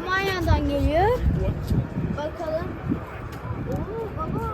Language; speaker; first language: Turkish; early bilingual, heritage; Turkish